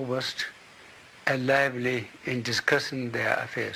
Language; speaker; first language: English; non-native, local second language; Hausa